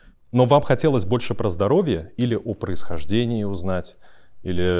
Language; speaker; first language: Russian; native; Russian